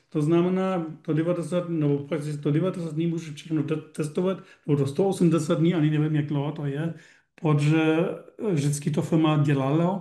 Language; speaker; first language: Czech; non-native, learner; German